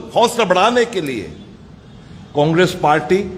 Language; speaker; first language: Hindi; non-native, local second language; Bangla